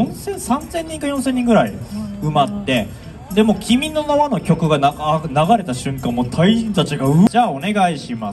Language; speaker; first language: Japanese; native; Japanese